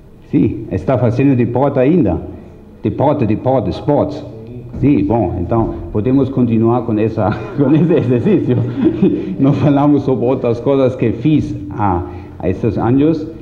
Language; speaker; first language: Portuguese; non-native, fluent; German